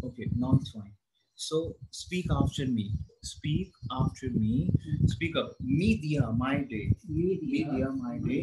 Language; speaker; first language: English; non-native, local second language; Hindi